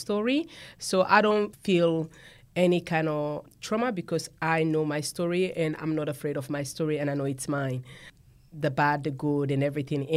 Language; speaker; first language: English; non-native, local second language; Krio